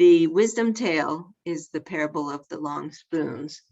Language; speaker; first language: English; native; English